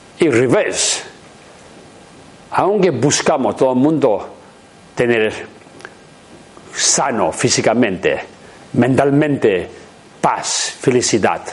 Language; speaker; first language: Spanish; non-native, learner; Tibetan